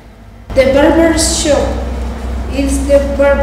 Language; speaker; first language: English; non-native, learner; Spanish